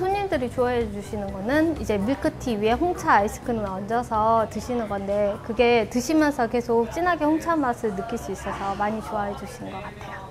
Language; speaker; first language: Korean; native; Korean